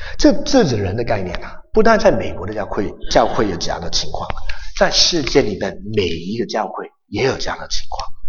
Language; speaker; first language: Chinese; non-native, local second language; Cantonese